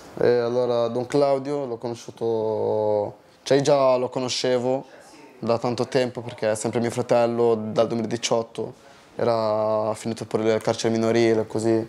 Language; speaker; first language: Italian; early bilingual, other home language; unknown